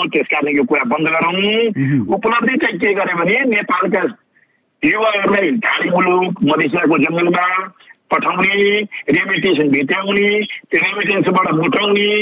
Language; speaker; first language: Nepali; native; Nepali